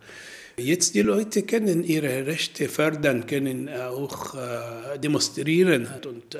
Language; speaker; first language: German; non-native, learner; Arabic